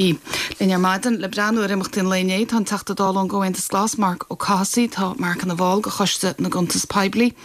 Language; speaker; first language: Irish; native; Irish